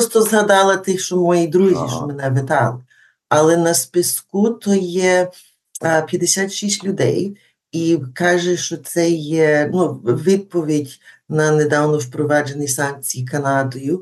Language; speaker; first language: Ukrainian; early bilingual, heritage; Ukrainian